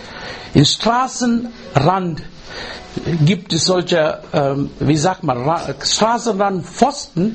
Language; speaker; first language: German; non-native, learner; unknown